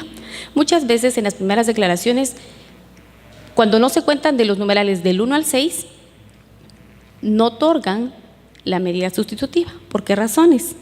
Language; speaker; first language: Spanish; native; Spanish